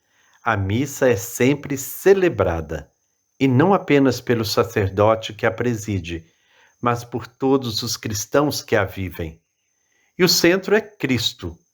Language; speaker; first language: Portuguese; native; Portuguese